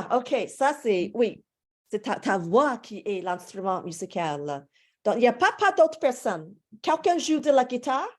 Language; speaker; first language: French; non-native, fluent; English